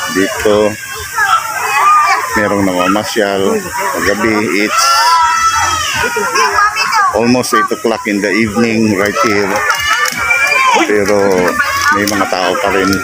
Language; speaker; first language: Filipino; non-native, local second language; Cebuano